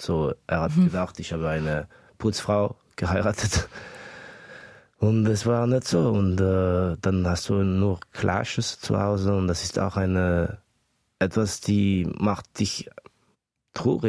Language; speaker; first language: German; early bilingual, other home language; Estonian